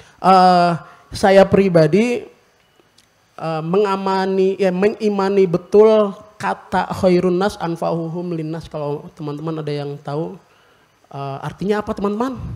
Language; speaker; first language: Indonesian; native; Indonesian